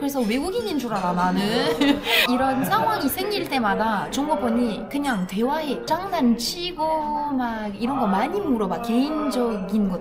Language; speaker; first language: Korean; non-native, fluent; French